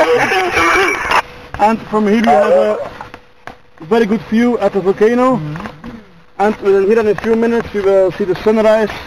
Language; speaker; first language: English; non-native, fluent; Dutch